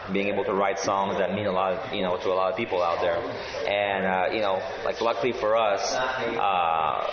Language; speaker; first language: English; native; English